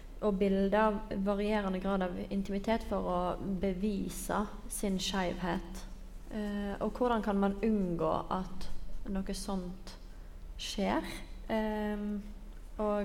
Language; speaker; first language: Norwegian; native; Norwegian